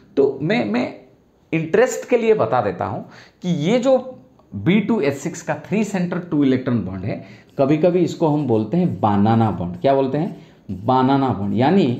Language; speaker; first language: Hindi; non-native, local second language; Bangla